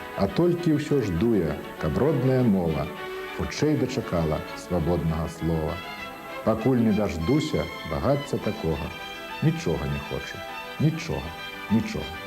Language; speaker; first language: Belarusian; native; Belarusian